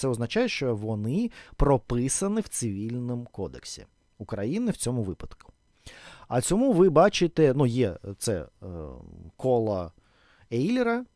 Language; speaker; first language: Ukrainian; non-native, fluent; Russian